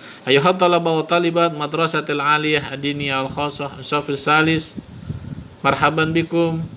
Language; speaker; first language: Arabic; non-native, fluent; Indonesian